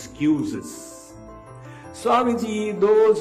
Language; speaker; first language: English; non-native, local second language; Hindi